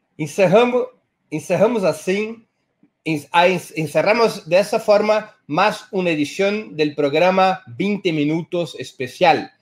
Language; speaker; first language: Spanish; non-native, fluent; Portuguese